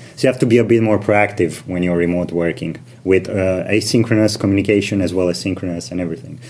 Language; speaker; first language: English; non-native, fluent; Romanian